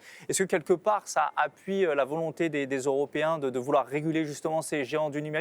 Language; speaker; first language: French; native; French